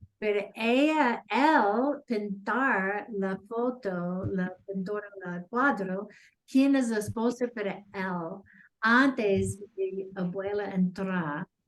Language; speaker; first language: Spanish; non-native, learner; English